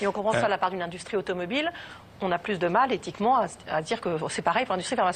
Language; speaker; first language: French; native; French